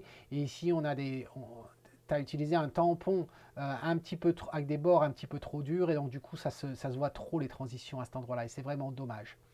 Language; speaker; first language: French; native; French